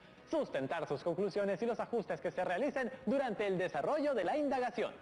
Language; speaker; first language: Spanish; native; Spanish